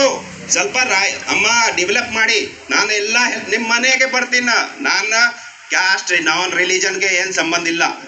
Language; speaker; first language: Kannada; non-native, learner; Hindi